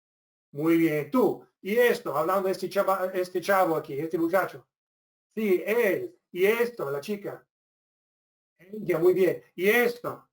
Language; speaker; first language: Spanish; non-native, fluent; English